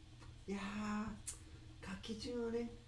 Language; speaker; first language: Japanese; non-native, learner; Spanish